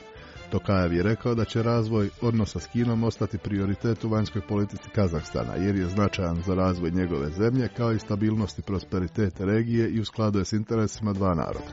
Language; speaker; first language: Croatian; non-native, fluent; Chinese